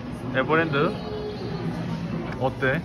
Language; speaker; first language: Korean; native; Korean